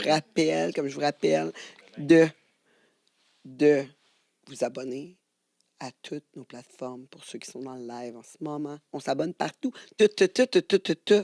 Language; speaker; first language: French; native; French